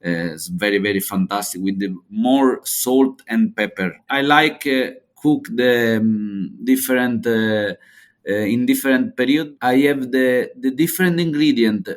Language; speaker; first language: English; non-native, learner; Italian